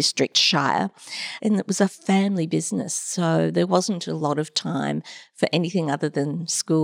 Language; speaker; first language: English; native; English